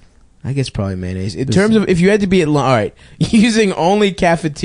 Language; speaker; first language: English; native; English